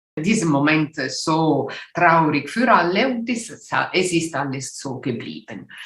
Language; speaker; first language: German; non-native, local second language; Italian